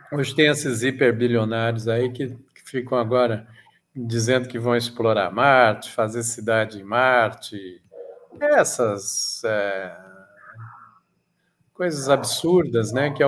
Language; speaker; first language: Portuguese; native; Portuguese